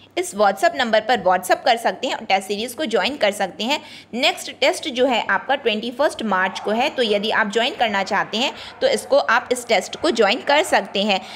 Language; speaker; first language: Hindi; native; Hindi